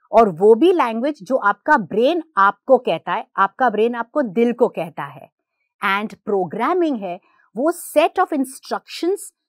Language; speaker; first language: Hindi; non-native, local second language; Gujarati